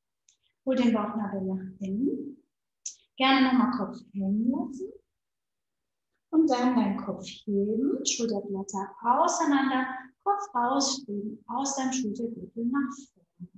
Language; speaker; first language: German; native; German